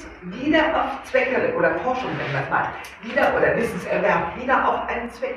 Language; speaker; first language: German; native; German